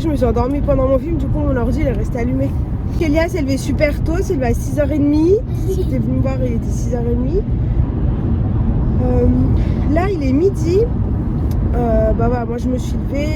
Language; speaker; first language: French; native; French